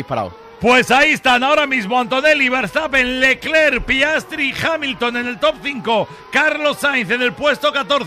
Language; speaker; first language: Spanish; native; Spanish